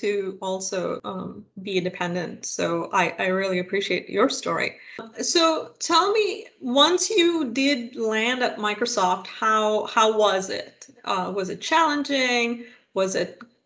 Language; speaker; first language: English; non-native, local second language; Hindi